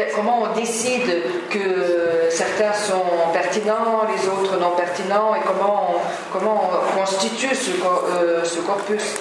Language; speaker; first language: French; non-native, fluent; Lithuanian